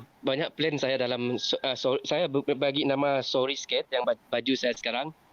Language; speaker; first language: Malay; native; Malay